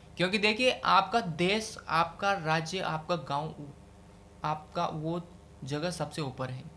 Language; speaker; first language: Hindi; native; Hindi